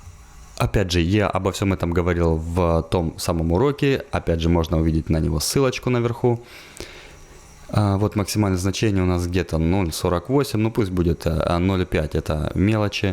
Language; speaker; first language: Russian; native; Russian